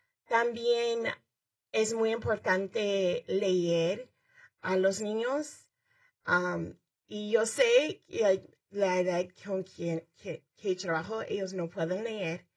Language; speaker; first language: Spanish; early bilingual, heritage; Spanish